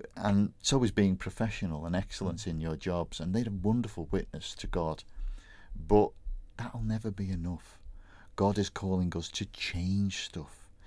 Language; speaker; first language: English; native; English